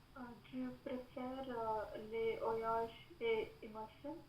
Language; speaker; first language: French; non-native, learner; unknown